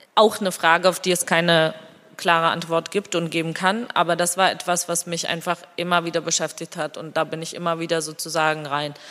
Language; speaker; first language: German; non-native, fluent; Georgian